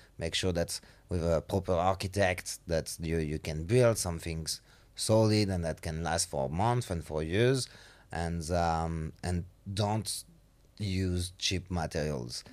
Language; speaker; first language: English; non-native, fluent; French